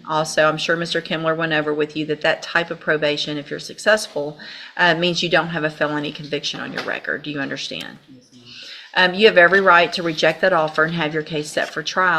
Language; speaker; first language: English; native; English